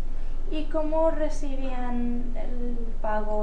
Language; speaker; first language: Spanish; early bilingual, heritage; Spanish